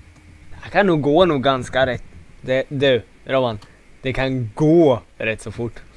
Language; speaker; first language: Swedish; native; Swedish